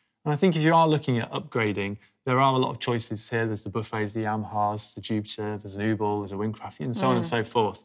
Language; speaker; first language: English; native; English